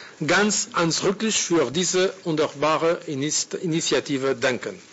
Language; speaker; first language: German; non-native, learner; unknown